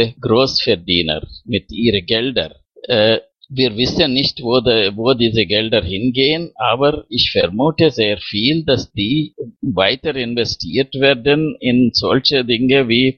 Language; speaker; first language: German; non-native, fluent; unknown